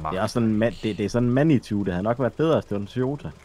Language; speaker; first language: Danish; native; Danish